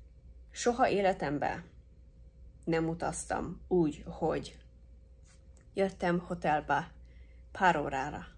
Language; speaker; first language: Hungarian; early bilingual, heritage; English